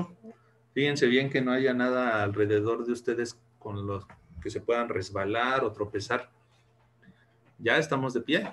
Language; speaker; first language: Spanish; native; Spanish